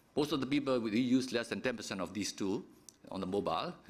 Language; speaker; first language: English; non-native, fluent; Burmese